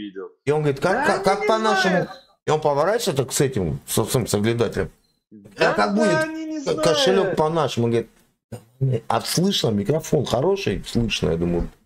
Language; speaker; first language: Russian; native; Russian